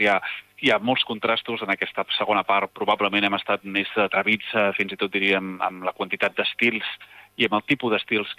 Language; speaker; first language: Catalan; native; Catalan